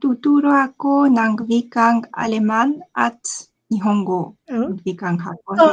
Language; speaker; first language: Filipino; non-native, learner; Japanese